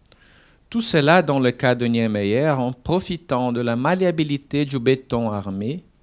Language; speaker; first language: French; non-native, fluent; Portuguese